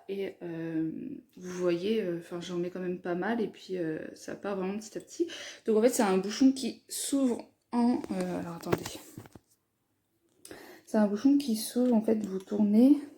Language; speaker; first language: French; native; French